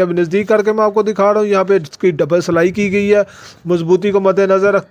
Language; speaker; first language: Hindi; non-native, local second language; Punjabi